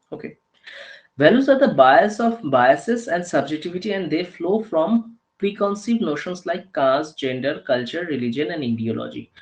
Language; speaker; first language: English; non-native, local second language; Bangla